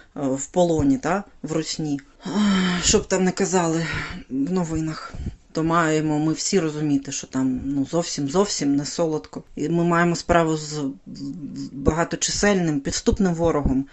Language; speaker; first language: Ukrainian; native; Ukrainian